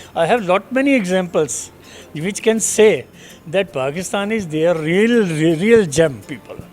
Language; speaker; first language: English; non-native, local second language; Punjabi